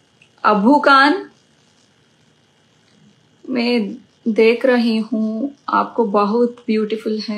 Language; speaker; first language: Hindi; non-native, local second language; Telugu